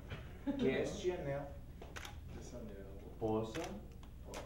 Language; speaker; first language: Portuguese; non-native, learner; English